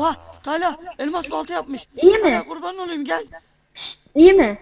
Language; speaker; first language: Turkish; native; Turkish